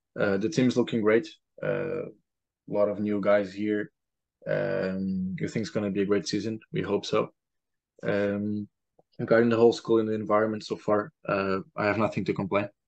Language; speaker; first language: English; non-native, fluent; Portuguese